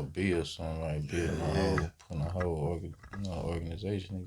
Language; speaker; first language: English; native; English